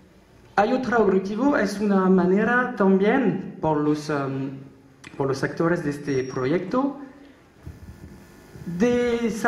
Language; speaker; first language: Spanish; non-native, learner; French